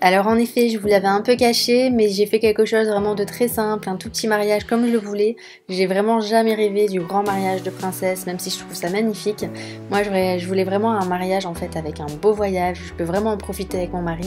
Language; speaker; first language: French; native; French